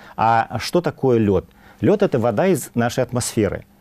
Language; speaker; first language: Russian; native; Russian